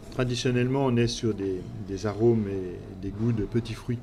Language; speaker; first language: French; native; French